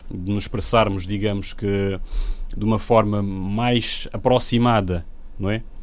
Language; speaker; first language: Portuguese; non-native, local second language; Upper Guinea Crioulo